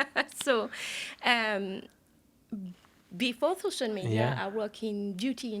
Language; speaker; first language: English; non-native, learner; French